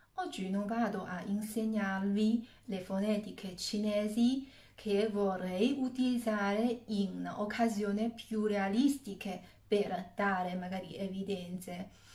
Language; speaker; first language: Italian; non-native, fluent; Chinese